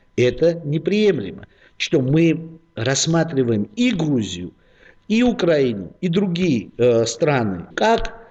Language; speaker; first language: Russian; non-native, local second language; Georgian